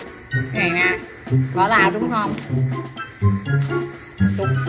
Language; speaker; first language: Vietnamese; non-native, learner; Thai